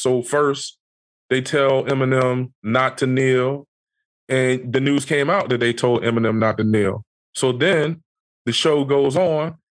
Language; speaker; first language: English; native; English